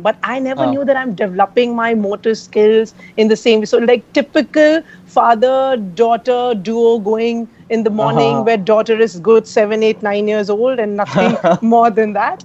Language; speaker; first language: English; non-native, local second language; Hindi